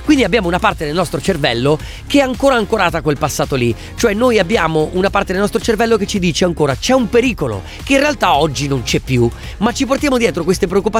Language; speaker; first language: Italian; native; Italian